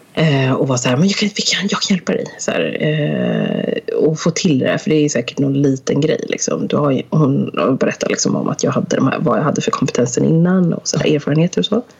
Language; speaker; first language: Swedish; early bilingual, other home language; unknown